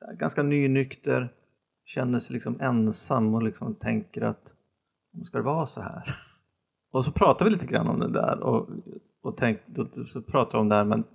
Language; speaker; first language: Swedish; native; Swedish